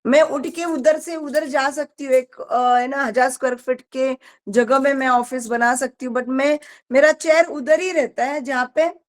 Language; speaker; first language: Hindi; non-native, local second language; Marathi